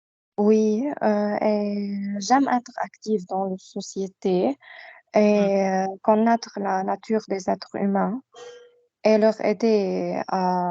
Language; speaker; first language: French; non-native, learner; Arabic